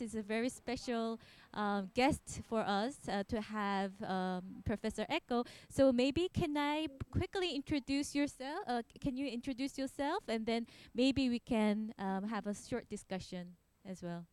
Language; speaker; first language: English; non-native, fluent; Korean